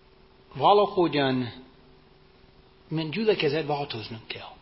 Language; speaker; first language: Hungarian; non-native, fluent; English